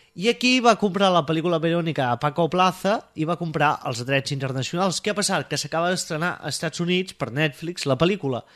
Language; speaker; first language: Catalan; native; Catalan